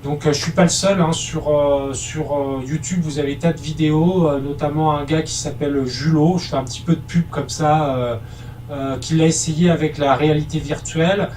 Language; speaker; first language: French; native; French